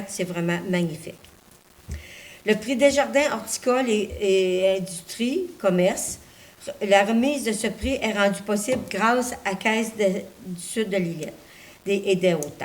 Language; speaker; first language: French; native; French